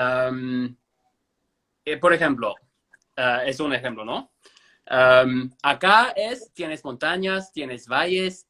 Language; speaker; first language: Spanish; non-native, fluent; English